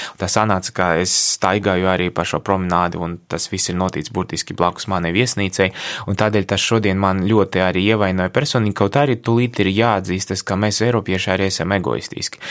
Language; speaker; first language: Latvian; non-native, local second language; Russian